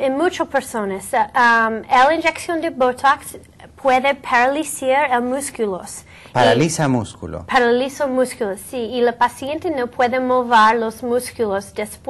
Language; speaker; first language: Spanish; non-native, learner; English